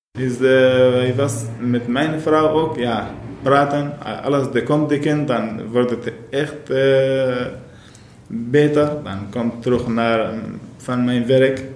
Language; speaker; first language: Dutch; non-native, learner; Arabic